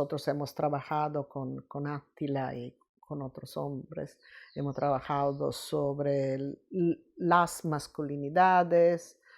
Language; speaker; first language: Spanish; non-native, fluent; Italian